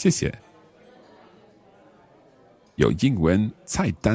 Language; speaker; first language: Chinese; non-native, learner; English